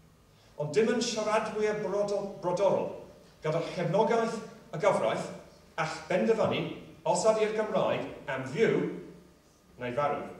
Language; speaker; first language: Welsh; non-native, local second language; English